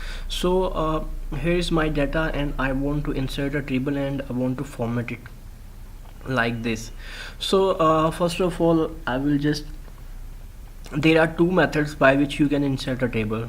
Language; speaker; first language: English; non-native, local second language; Urdu